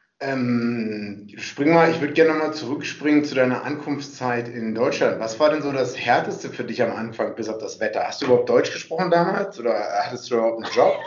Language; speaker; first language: German; native; German